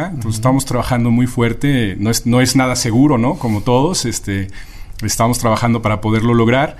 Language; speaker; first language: Spanish; native; Spanish